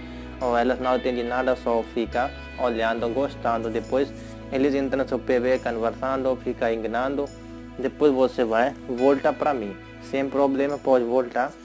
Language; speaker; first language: Portuguese; non-native, learner; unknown